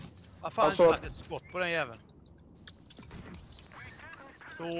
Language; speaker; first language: Swedish; native; Swedish